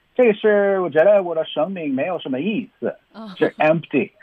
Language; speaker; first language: Chinese; non-native, fluent; English